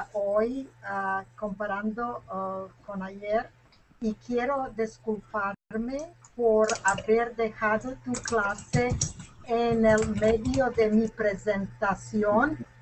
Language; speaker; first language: Spanish; non-native, fluent; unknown